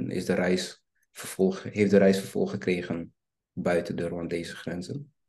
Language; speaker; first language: Dutch; early bilingual, other home language; Kinyarwanda